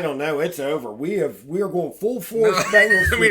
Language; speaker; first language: English; native; English